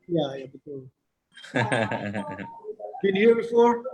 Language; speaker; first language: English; non-native, learner; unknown